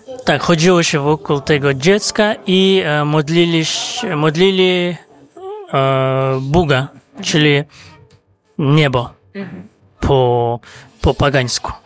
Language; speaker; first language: Polish; non-native, fluent; Kazakh